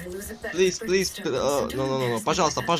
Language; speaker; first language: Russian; non-native, learner; Slovak